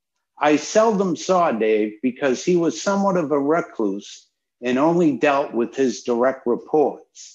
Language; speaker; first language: English; native; English